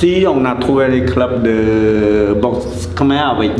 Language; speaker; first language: French; non-native, fluent; Khmer